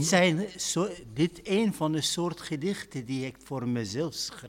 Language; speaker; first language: Dutch; non-native, fluent; Arabic